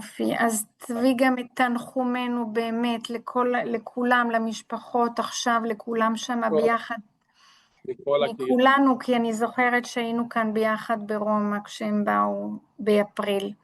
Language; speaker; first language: Hebrew; non-native, fluent; Italian